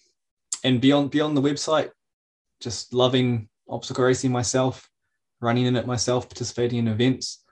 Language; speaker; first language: English; native; English